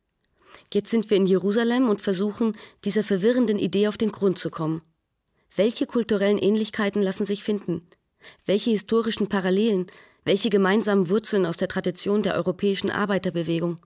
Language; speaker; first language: German; native; German